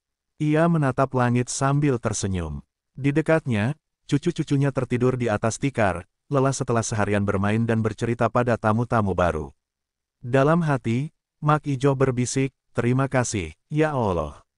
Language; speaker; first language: Indonesian; native; Indonesian